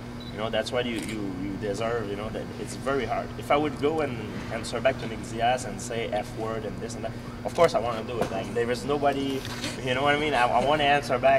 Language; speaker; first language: English; non-native, fluent; French